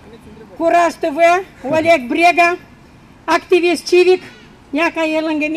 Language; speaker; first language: Romanian; non-native, local second language; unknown